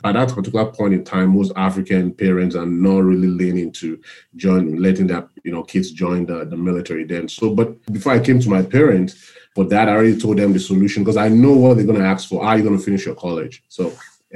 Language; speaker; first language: English; non-native, local second language; Yoruba